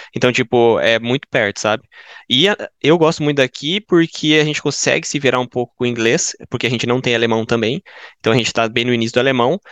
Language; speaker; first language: Portuguese; native; Portuguese